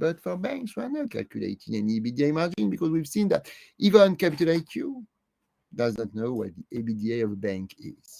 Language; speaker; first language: English; non-native, fluent; French